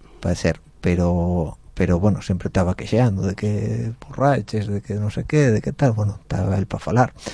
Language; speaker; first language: Spanish; native; Spanish